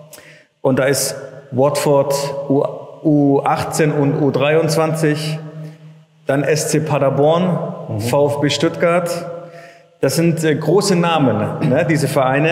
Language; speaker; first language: German; native; German